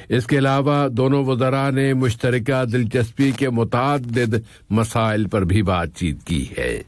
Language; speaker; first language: Urdu; native; Urdu